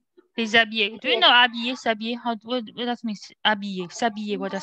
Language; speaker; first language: English; non-native, learner; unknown